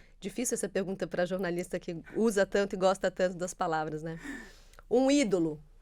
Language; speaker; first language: Portuguese; native; Portuguese